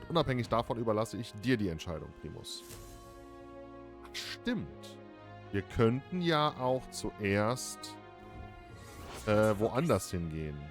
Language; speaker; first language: German; native; German